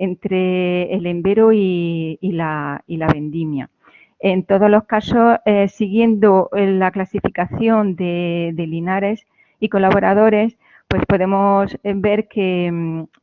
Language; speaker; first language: Spanish; native; Spanish